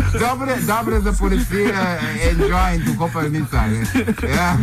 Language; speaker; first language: Slovenian; non-native, learner; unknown